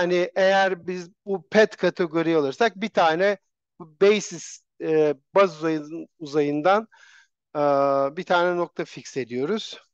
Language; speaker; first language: Turkish; native; Turkish